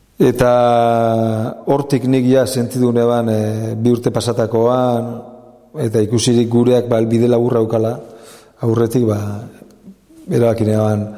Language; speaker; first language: Basque; native; Basque